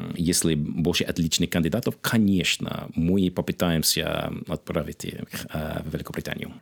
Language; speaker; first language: Russian; non-native, fluent; English